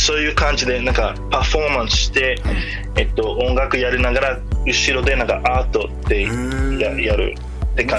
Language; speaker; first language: Japanese; non-native, fluent; English